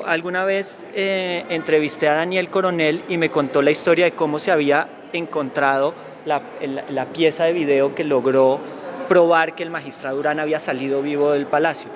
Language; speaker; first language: Spanish; native; Spanish